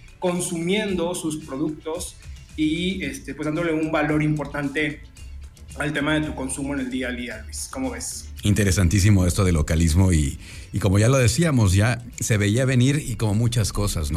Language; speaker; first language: Spanish; native; Spanish